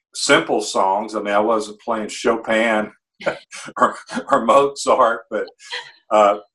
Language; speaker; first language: English; native; English